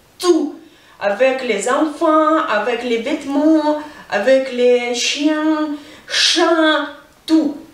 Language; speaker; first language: French; non-native, learner; Ukrainian